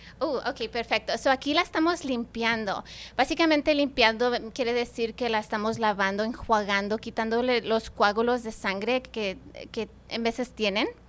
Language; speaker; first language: Spanish; early bilingual, heritage; Spanish